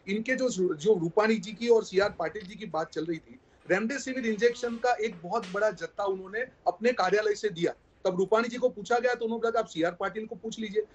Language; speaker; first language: Hindi; non-native, local second language; Gujarati